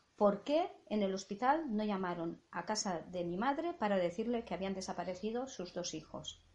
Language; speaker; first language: Spanish; non-native, local second language; Catalan